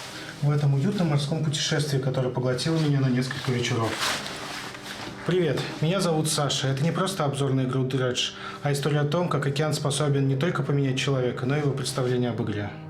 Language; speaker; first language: Russian; native; Russian